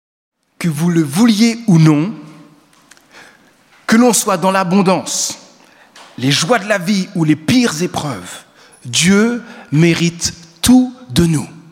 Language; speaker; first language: French; native; French